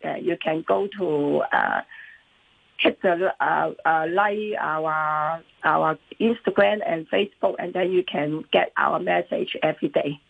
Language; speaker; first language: English; non-native, local second language; Cantonese